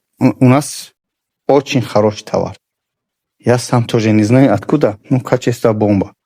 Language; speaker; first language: Russian; non-native, learner; Tajik